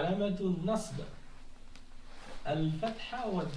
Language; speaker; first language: Arabic; non-native, fluent; French